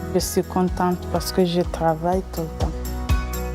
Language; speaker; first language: French; non-native, local second language; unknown